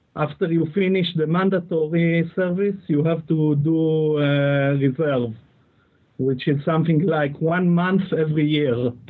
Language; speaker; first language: English; non-native, fluent; Hebrew